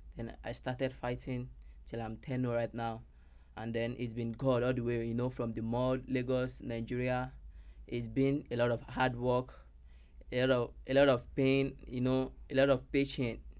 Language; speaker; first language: English; non-native, local second language; Yoruba